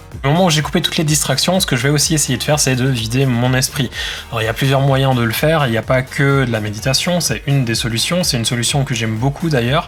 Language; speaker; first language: French; native; French